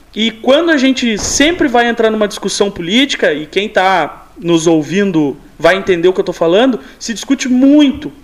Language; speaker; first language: Portuguese; native; Portuguese